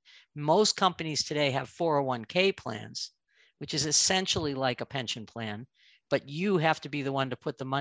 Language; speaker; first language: English; native; English